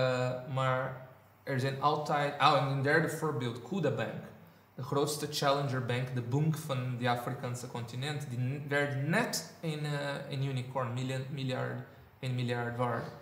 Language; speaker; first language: Dutch; non-native, fluent; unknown